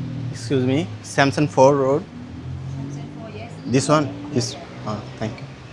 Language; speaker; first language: English; non-native, local second language; Bangla